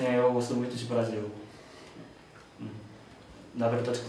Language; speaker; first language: Portuguese; non-native, learner; Korean